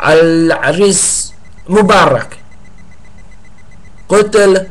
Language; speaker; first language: Arabic; non-native, learner; English